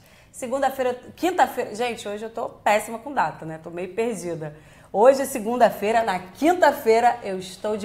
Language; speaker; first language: Portuguese; native; Portuguese